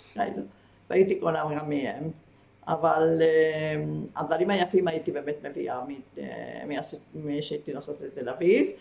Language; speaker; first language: Hebrew; non-native, fluent; Spanish